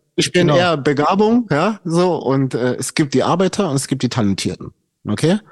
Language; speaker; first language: German; native; German